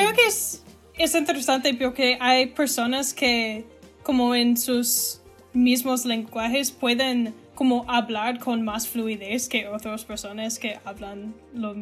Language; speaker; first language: Spanish; non-native, learner; English